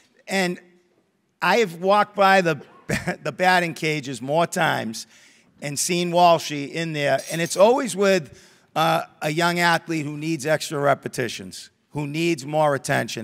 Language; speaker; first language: English; native; English